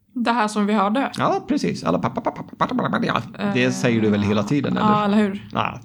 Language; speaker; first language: Swedish; non-native, fluent; Arabic